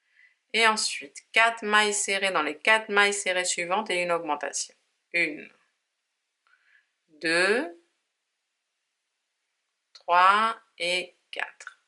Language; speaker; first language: French; native; French